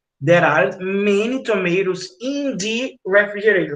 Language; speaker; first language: English; non-native, fluent; Portuguese